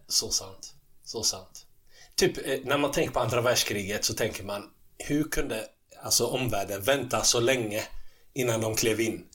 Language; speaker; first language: Swedish; early bilingual, other home language; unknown